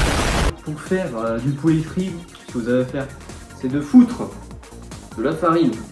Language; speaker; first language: French; native; French